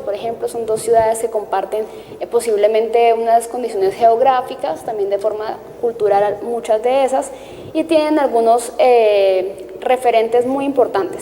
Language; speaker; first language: Spanish; native; Spanish